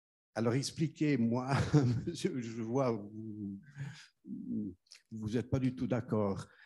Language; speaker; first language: French; non-native, fluent; German